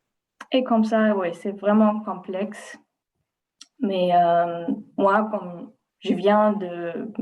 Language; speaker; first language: French; non-native, learner; German